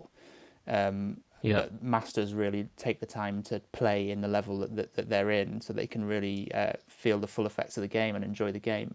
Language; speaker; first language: English; native; English